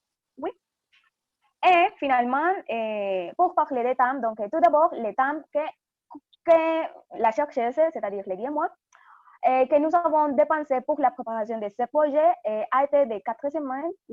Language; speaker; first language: French; non-native, fluent; Spanish